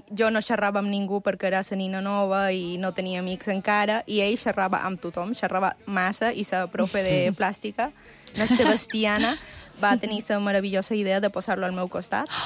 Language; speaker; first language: Catalan; early bilingual, other home language; Spanish